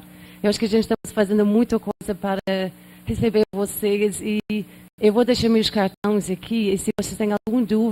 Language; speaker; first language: Portuguese; non-native, fluent; English